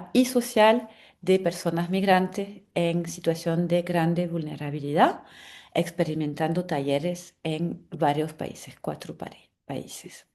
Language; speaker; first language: Spanish; non-native, fluent; French